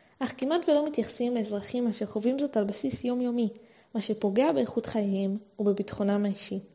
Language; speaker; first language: Hebrew; native; Hebrew